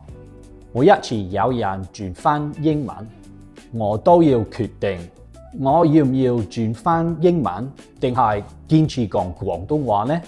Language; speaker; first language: Cantonese; non-native, fluent; English